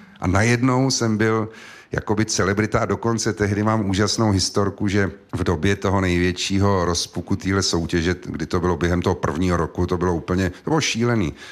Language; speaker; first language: Czech; native; Czech